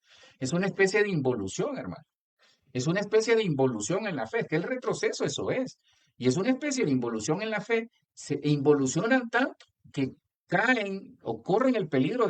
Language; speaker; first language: Spanish; native; Spanish